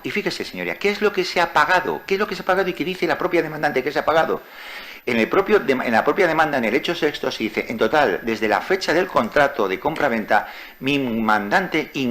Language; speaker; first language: Spanish; native; Spanish